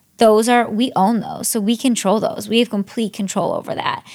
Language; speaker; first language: English; native; English